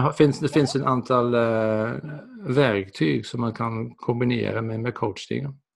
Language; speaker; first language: Swedish; non-native, fluent; Dutch